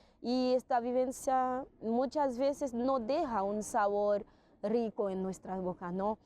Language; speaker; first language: Spanish; non-native, fluent; Haitian Creole